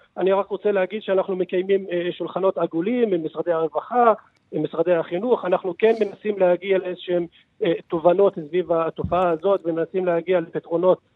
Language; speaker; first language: Hebrew; non-native, local second language; Arabic